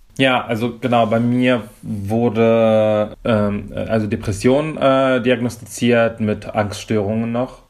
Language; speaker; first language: German; early bilingual, other home language; Persian